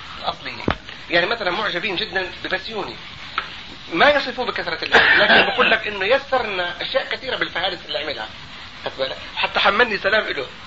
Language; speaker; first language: Arabic; native; Arabic